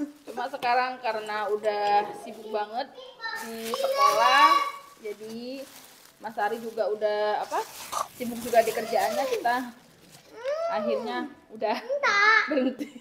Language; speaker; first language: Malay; non-native, local second language; Javanese